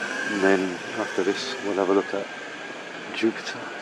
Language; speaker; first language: English; early bilingual, other home language; Spanish